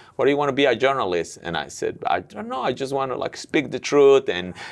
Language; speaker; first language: English; non-native, fluent; Spanish